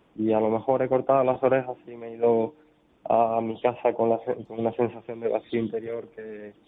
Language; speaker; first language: Spanish; native; Spanish